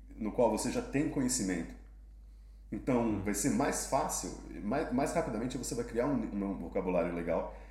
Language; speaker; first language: Portuguese; native; Portuguese